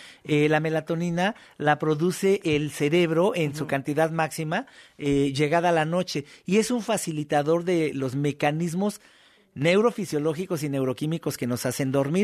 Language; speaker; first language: Spanish; native; Spanish